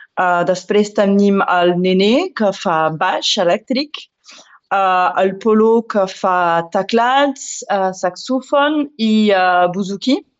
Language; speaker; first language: Catalan; non-native, local second language; French